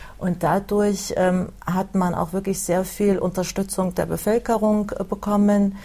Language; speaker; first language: German; early bilingual, other home language; Turoyo